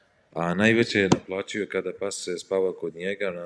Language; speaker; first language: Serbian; non-native, learner; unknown